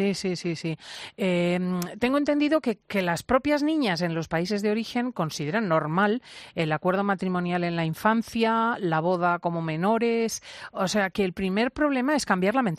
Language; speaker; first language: Spanish; native; Spanish